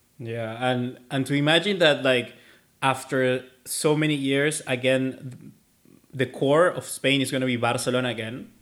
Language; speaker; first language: English; non-native, fluent; Spanish